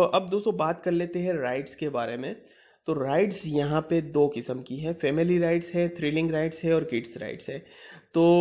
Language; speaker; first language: Hindi; non-native, local second language; Gujarati